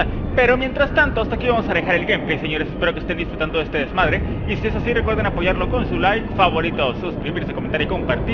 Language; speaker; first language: Spanish; native; Spanish